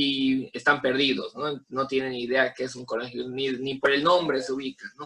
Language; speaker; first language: Spanish; native; Spanish